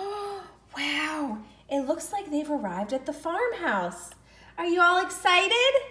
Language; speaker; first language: English; native; English